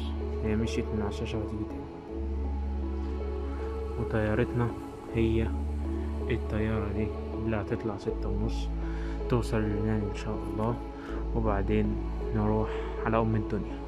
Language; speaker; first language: Arabic; native; Arabic